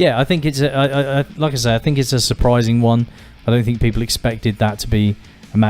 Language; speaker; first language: English; native; English